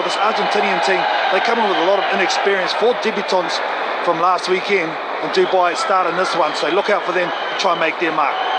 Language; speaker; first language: English; native; English